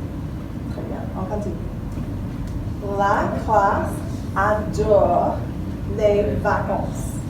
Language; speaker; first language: French; non-native, fluent; English